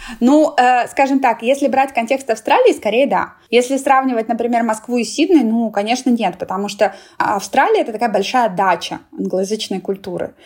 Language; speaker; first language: Russian; native; Russian